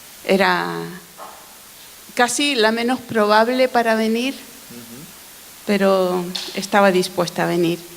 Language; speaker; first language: Spanish; non-native, fluent; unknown